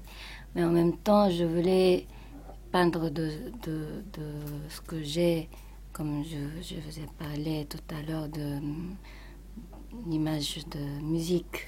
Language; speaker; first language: French; non-native, fluent; Japanese